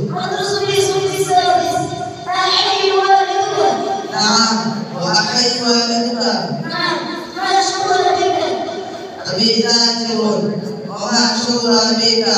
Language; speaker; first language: Arabic; non-native, learner; Bangla